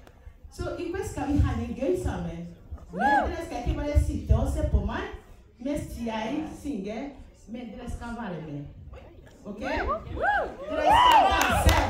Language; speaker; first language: Norwegian; non-native, fluent; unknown